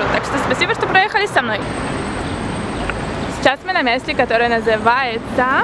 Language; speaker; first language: Russian; early bilingual, heritage; Russian